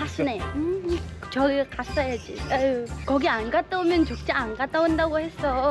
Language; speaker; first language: Korean; native; Korean